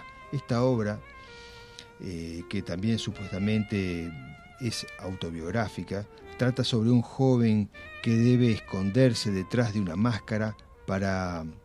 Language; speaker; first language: Spanish; native; Spanish